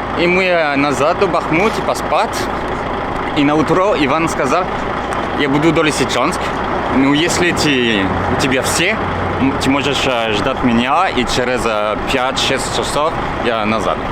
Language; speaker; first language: Russian; non-native, learner; French